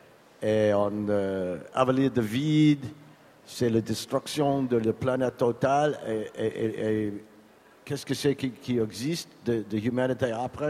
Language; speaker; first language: French; non-native, learner; English